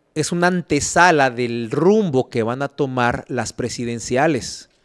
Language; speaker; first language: Spanish; native; Spanish